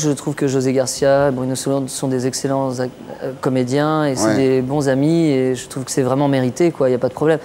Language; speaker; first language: French; native; French